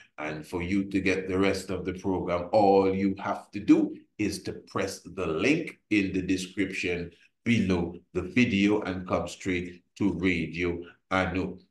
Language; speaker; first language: English; native; English